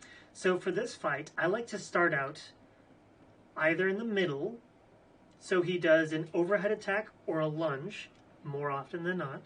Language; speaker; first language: English; native; English